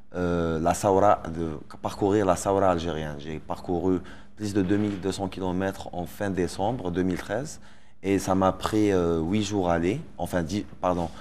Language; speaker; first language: French; non-native, local second language; Arabic